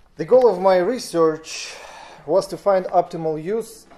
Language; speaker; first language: English; non-native, fluent; Russian